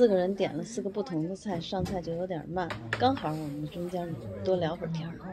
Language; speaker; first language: Chinese; native; Chinese